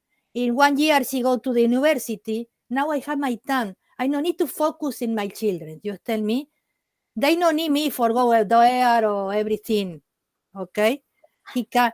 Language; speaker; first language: English; non-native, learner; Spanish